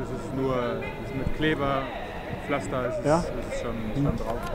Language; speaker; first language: German; native; German